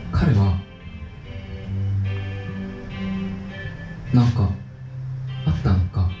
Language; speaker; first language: Japanese; non-native, learner; Korean